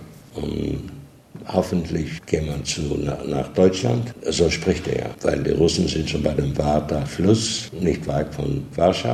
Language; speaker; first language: German; non-native, learner; Polish